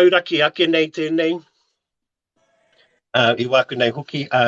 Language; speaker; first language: Māori; non-native, local second language; English